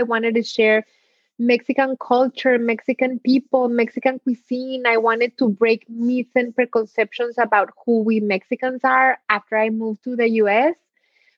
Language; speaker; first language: English; non-native, fluent; Spanish